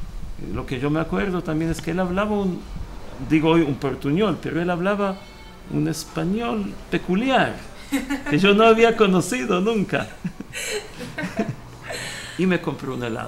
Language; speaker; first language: Spanish; early bilingual, heritage; Hebrew